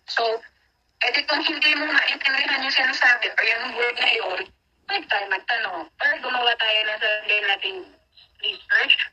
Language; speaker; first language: Filipino; native; Filipino